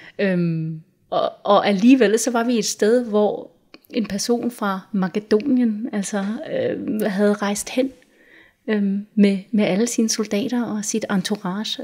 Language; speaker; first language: Danish; native; Danish